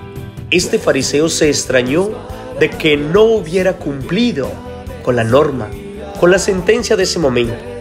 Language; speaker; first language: Spanish; native; Spanish